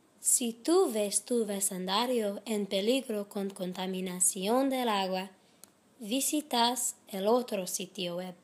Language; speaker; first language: Spanish; non-native, learner; English